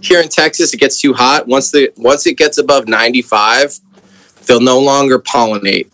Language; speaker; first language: English; native; English